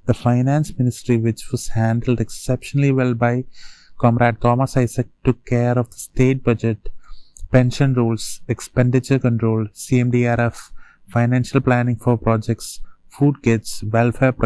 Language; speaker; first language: English; non-native, local second language; Malayalam